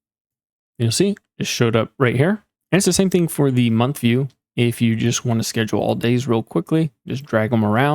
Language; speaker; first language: English; native; English